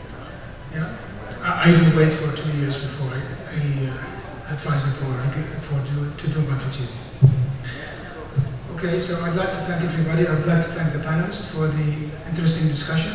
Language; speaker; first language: English; non-native, fluent; Arabic